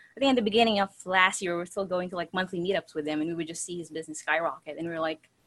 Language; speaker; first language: English; non-native, local second language; Filipino